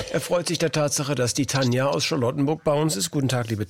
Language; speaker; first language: German; native; German